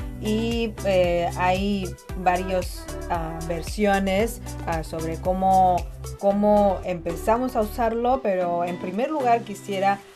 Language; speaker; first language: Spanish; non-native, fluent; Chinese